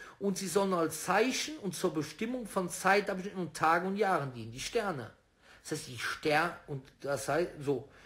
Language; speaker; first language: German; native; German